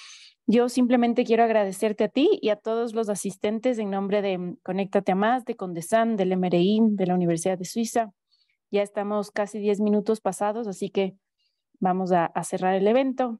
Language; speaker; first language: Spanish; native; Spanish